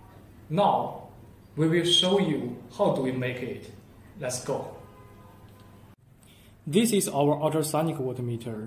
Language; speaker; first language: English; non-native, learner; Chinese